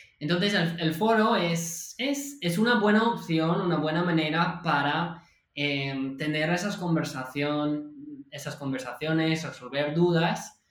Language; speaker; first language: Spanish; non-native, fluent; English